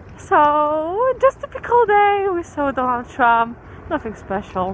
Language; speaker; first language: English; non-native, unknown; Polish